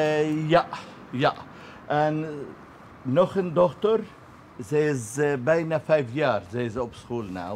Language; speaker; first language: Dutch; non-native, learner; Arabic